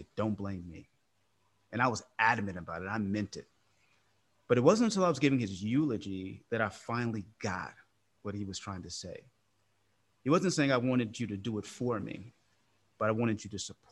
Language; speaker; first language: English; native; English